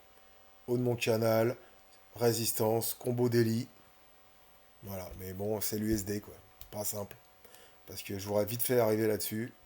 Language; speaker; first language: French; native; French